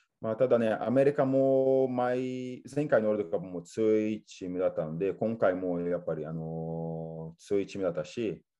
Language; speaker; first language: Japanese; non-native, fluent; Portuguese